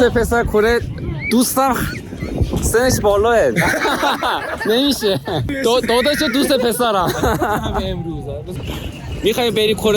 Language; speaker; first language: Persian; non-native, learner; Korean